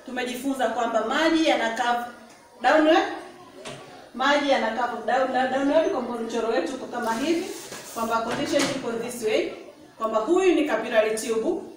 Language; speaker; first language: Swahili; native; Swahili